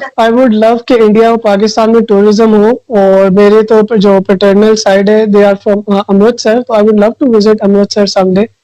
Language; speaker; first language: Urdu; non-native, local second language; Punjabi